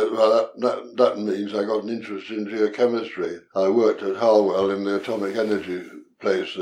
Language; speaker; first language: English; native; English